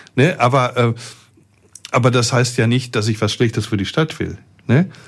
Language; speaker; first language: German; native; German